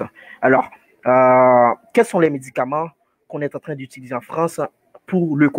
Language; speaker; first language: French; non-native, fluent; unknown